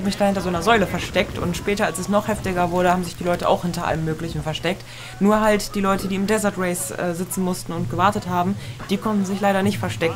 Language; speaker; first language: German; native; German